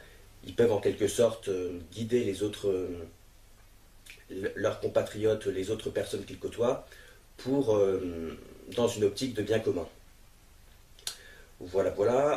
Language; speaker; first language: French; native; French